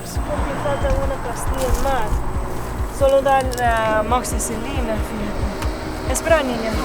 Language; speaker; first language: Spanish; non-native, learner; English